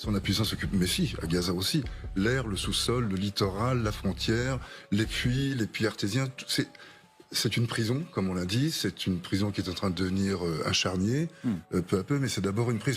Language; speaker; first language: French; native; French